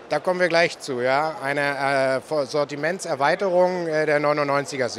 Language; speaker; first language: German; native; German